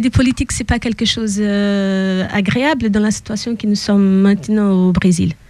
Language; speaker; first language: French; non-native, fluent; Portuguese